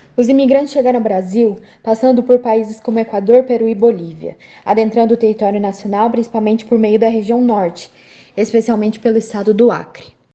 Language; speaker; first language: Portuguese; native; Portuguese